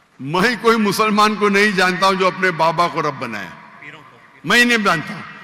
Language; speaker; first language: Urdu; non-native, local second language; Konkani